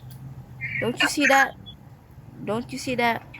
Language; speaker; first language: English; non-native, local second language; Filipino